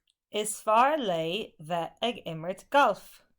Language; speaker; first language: Irish; non-native, learner; English